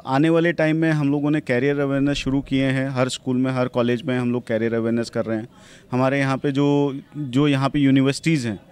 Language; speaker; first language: Hindi; non-native, local second language; Gujarati